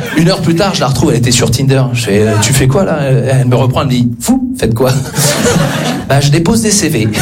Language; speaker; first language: French; native; French